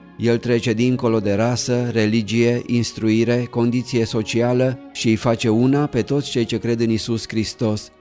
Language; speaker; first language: Romanian; native; Romanian